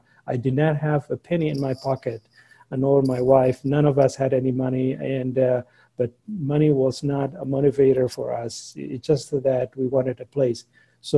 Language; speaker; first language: English; non-native, fluent; Somali